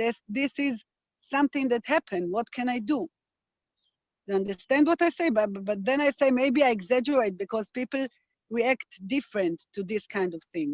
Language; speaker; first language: English; non-native, fluent; Hebrew